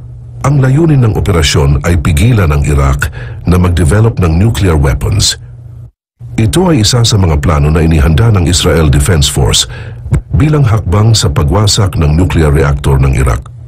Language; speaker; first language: Filipino; native; Filipino